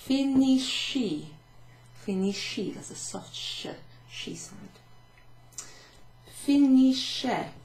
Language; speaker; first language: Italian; non-native, fluent; English